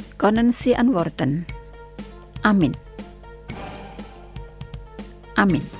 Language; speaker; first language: German; non-native, fluent; Indonesian